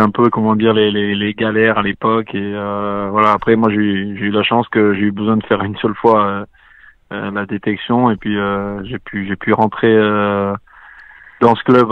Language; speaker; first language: French; native; French